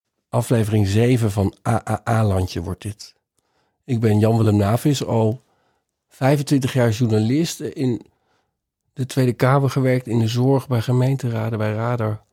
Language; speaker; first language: Dutch; native; Dutch